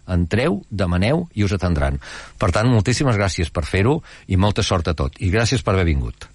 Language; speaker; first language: Catalan; native; Catalan